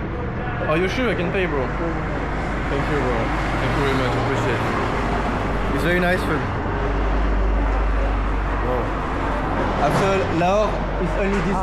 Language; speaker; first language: English; non-native, learner; French